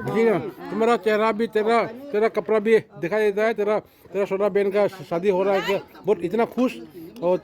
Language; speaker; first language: Hindi; non-native, local second language; Rongmei Naga